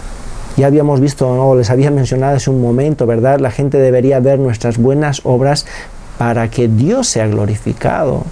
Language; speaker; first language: Spanish; native; Spanish